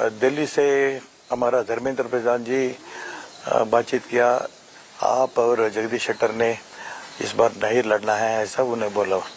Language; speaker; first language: Hindi; non-native, local second language; Kannada